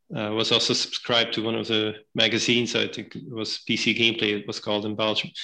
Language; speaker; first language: English; non-native, fluent; Dutch